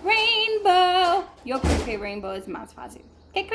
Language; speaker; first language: Spanish; non-native, learner; English